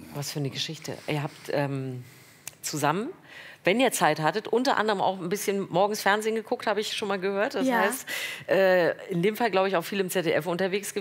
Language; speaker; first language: German; native; German